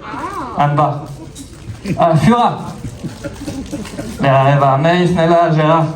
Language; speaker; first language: Swedish; non-native, fluent; French